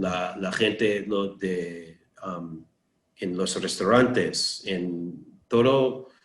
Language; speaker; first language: Spanish; non-native, learner; English